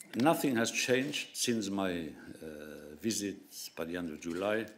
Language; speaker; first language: English; non-native, fluent; Luxembourgish